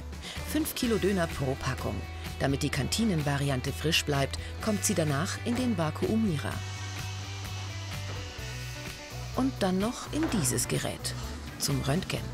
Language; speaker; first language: German; native; German